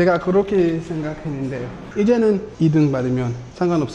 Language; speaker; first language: Korean; non-native, learner; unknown